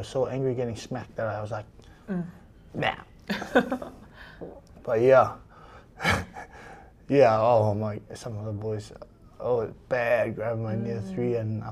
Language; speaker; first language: English; non-native, fluent; Samoan